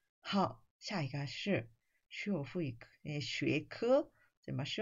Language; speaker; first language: Chinese; non-native, fluent; Japanese